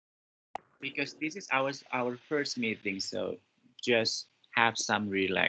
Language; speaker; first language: English; non-native, fluent; Indonesian